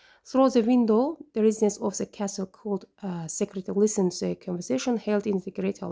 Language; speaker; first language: English; non-native, fluent; Azerbaijani